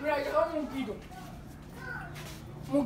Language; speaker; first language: Spanish; early bilingual, heritage; Spanish